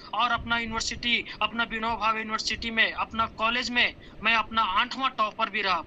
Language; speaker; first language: Hindi; native; Hindi